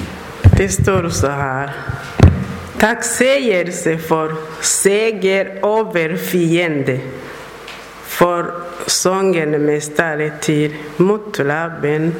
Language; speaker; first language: Swedish; non-native, learner; Persian